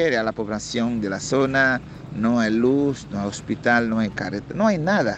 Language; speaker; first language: Spanish; non-native, fluent; Haitian Creole